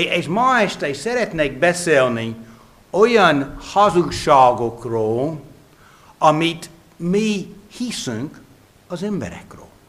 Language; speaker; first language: Hungarian; non-native, fluent; English